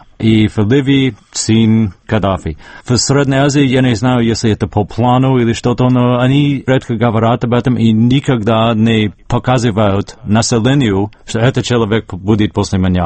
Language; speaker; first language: Russian; non-native, fluent; English